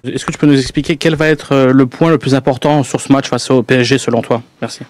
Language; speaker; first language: French; native; French